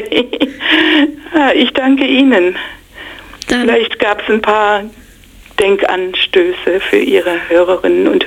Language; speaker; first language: German; non-native, fluent; English